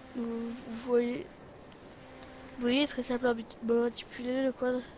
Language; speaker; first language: French; native; French